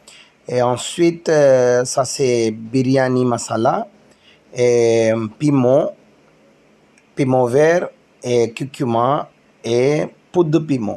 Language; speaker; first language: French; non-native, learner; Tamil